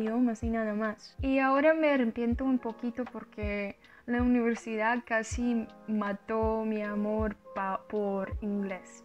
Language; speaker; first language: Spanish; non-native, learner; Russian